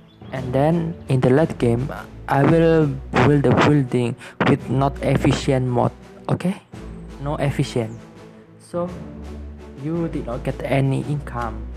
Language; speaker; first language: English; non-native, learner; Indonesian